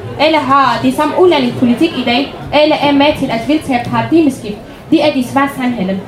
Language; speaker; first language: Danish; non-native, fluent; Arabic